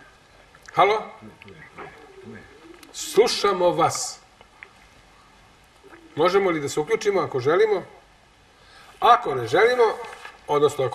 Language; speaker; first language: Croatian; native; Croatian